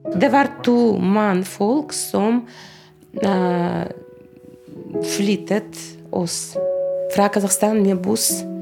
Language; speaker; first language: Norwegian; non-native, fluent; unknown